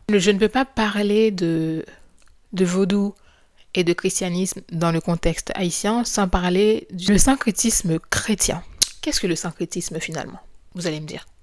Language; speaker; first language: French; non-native, local second language; Haitian Creole